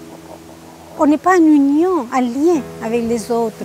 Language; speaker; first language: French; native; French